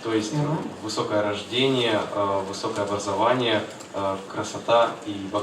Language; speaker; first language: Russian; native; Russian